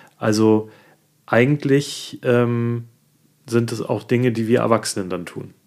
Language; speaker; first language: German; native; German